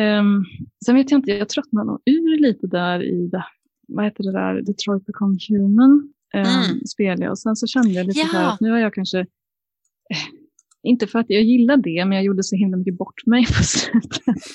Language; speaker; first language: Swedish; native; Swedish